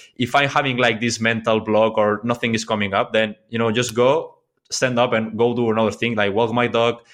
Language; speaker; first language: English; non-native, fluent; Spanish